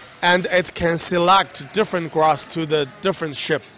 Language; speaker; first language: English; non-native, fluent; Chinese